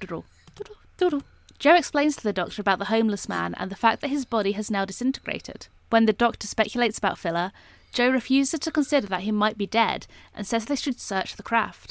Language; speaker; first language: English; native; English